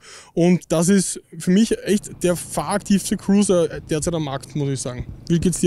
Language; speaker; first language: German; native; German